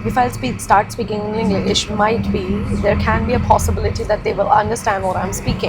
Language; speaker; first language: English; non-native, local second language; Hindi